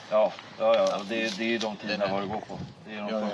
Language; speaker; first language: Swedish; native; Swedish